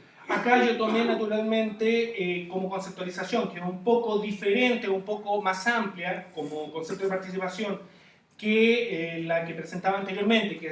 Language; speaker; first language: Spanish; native; Spanish